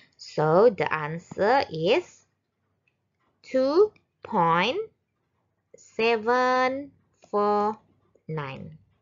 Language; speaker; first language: English; non-native, local second language; Malay